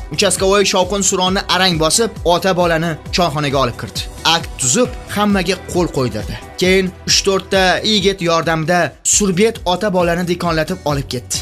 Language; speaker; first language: Uzbek; native; Uzbek